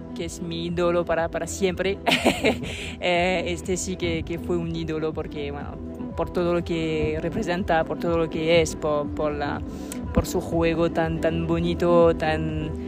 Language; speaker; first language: Spanish; non-native, fluent; French